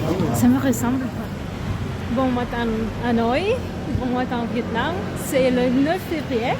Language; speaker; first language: French; non-native, learner; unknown